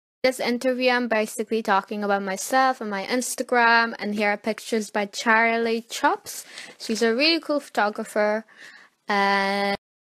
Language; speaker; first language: English; early bilingual, other home language; Polish